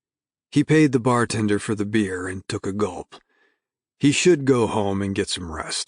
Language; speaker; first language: English; native; English